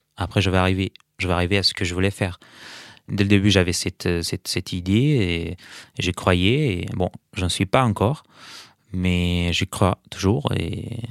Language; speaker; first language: French; non-native, fluent; Arabic